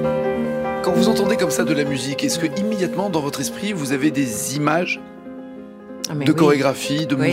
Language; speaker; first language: French; native; French